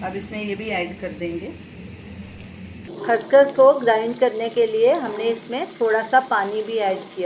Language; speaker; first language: Hindi; native; Hindi